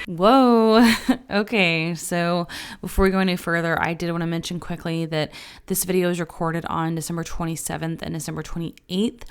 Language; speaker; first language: English; native; English